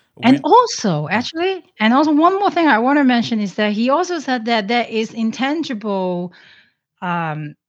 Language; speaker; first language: English; non-native, local second language; Cantonese